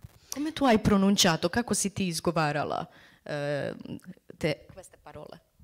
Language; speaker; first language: Italian; non-native, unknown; Serbian